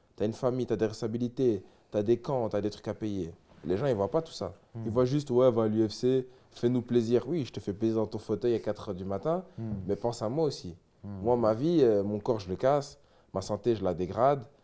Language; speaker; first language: French; native; French